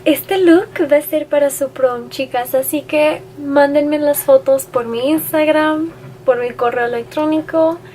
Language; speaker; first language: Spanish; early bilingual, heritage; Spanish